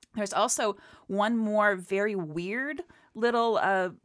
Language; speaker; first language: English; native; English